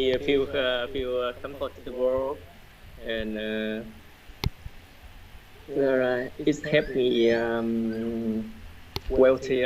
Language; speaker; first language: English; non-native, learner; Vietnamese